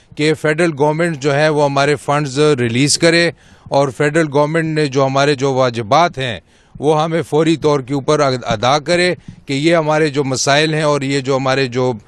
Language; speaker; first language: Urdu; non-native, local second language; Pashto